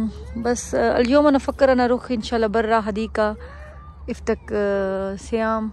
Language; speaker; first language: Arabic; non-native, learner; Urdu